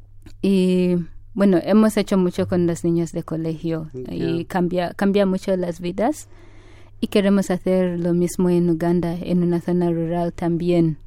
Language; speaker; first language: Spanish; non-native, fluent; Ganda